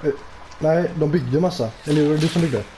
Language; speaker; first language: Swedish; early bilingual, other home language; Turkish